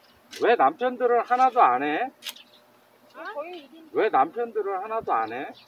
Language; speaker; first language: Korean; native; Korean